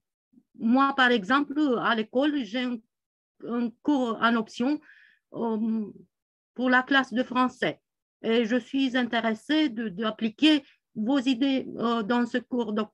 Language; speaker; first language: French; non-native, fluent; Romanian